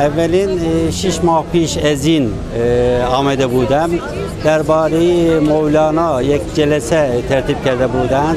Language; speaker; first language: Persian; non-native, fluent; Turkish